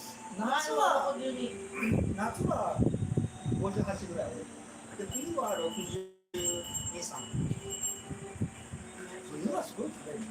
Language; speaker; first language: Japanese; native; Japanese